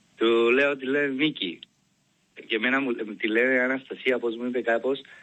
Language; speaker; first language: Greek; non-native, fluent; Serbian